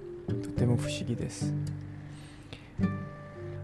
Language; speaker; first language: Japanese; non-native, learner; English